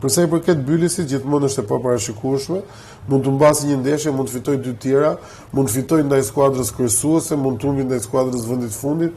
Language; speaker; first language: Albanian; native; Albanian